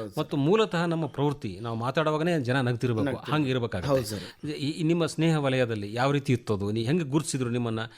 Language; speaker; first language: Kannada; native; Kannada